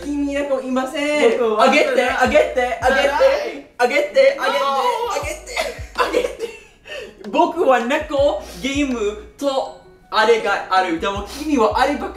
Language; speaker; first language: Japanese; non-native, learner; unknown